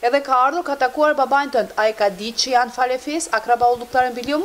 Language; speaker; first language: Albanian; native; Albanian